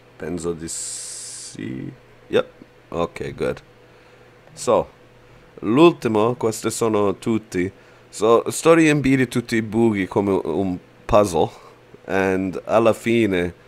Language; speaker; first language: Italian; early bilingual, heritage; Italian